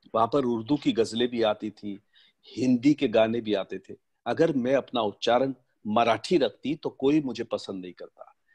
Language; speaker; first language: Hindi; native; Hindi